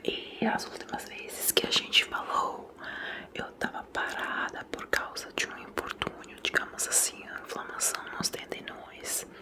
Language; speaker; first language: Portuguese; non-native, fluent; Italian